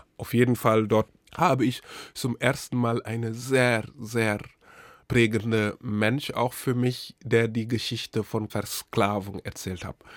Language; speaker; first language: German; non-native, fluent; Wolof